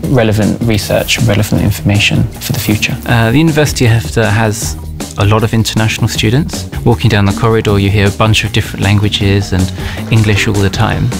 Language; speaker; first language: English; native; English